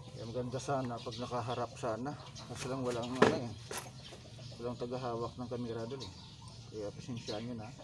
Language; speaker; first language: Filipino; non-native, local second language; Hiligaynon